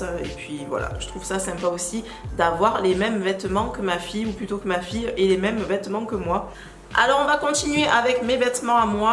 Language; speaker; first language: French; native; French